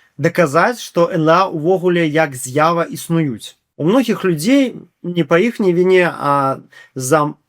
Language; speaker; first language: Belarusian; native; Belarusian